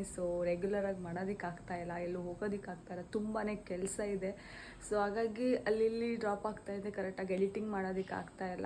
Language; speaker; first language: Kannada; native; Kannada